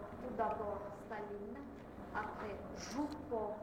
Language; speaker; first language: French; non-native, fluent; Russian